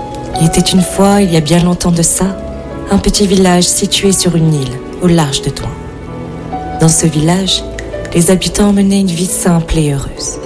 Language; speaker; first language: French; native; French